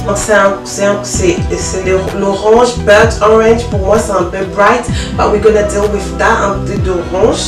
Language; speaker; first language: French; non-native, local second language; Lingala